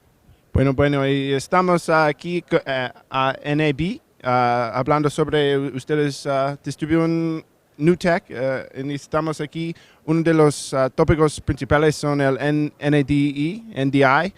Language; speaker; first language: Spanish; non-native, learner; English